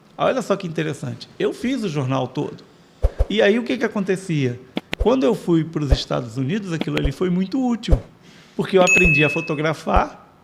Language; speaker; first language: Portuguese; native; Portuguese